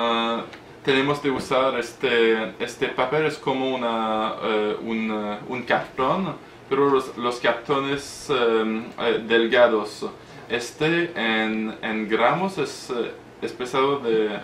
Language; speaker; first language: Spanish; non-native, learner; French